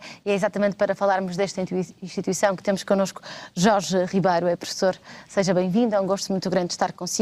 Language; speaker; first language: Portuguese; native; Portuguese